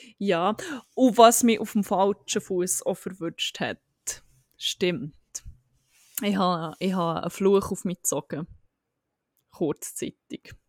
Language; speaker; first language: German; native; German